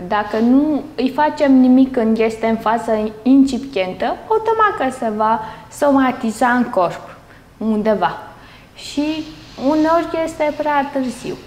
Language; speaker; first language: Romanian; native; Romanian